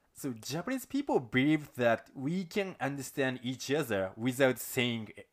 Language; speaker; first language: English; non-native, learner; Japanese